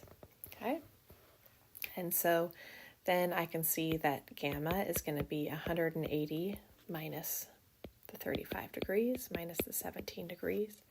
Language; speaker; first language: English; native; English